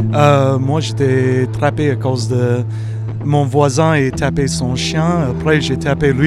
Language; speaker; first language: French; non-native, learner; English